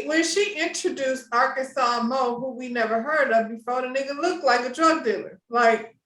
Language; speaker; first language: English; native; English